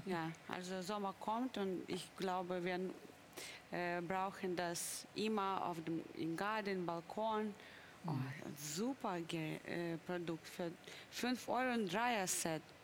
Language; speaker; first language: German; non-native, fluent; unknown